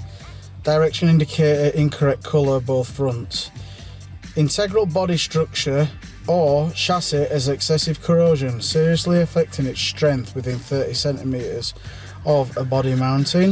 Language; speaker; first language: English; native; English